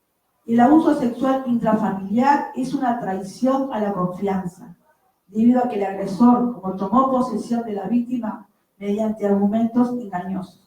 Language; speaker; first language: Spanish; native; Spanish